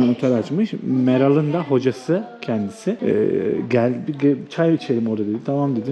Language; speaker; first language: Turkish; native; Turkish